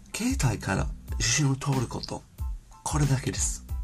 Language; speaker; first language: Japanese; non-native, learner; English